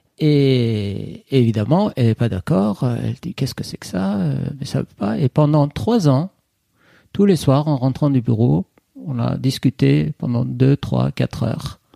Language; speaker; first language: French; non-native, fluent; Persian